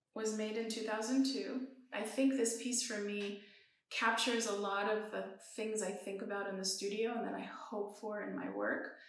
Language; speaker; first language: English; early bilingual, other home language; Persian